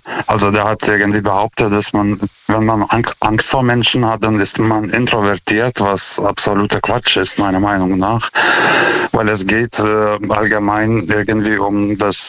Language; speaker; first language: German; native; German